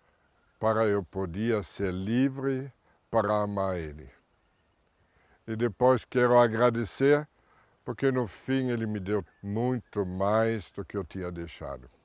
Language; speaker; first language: Portuguese; non-native, fluent; German